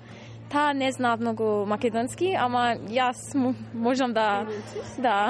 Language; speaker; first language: Macedonian; early bilingual, heritage; English